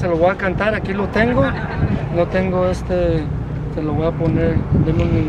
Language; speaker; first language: Spanish; early bilingual, heritage; Spanish